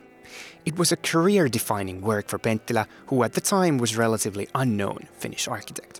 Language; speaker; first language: English; non-native, fluent; Finnish